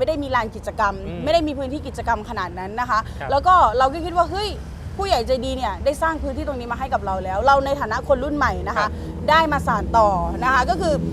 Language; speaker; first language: Thai; native; Thai